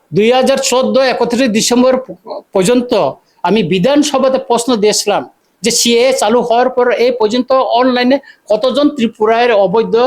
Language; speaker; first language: Bangla; native; Bangla